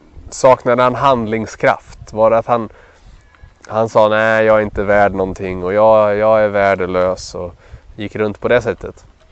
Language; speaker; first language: Swedish; native; Swedish